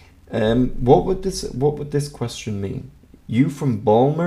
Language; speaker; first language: English; non-native, local second language; Hungarian